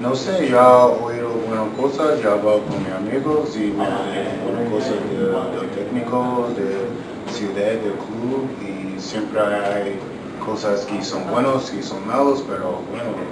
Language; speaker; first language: Spanish; non-native, learner; English